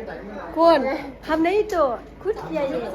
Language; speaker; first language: Hindi; non-native, local second language; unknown